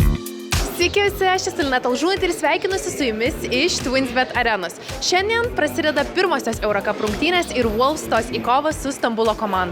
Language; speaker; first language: Lithuanian; native; Lithuanian